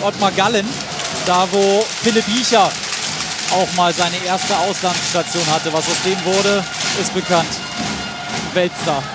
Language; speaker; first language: German; native; German